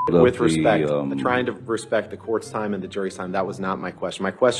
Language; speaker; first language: English; native; English